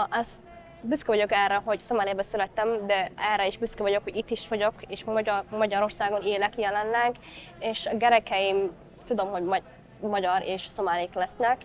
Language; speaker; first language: Hungarian; non-native, fluent; Somali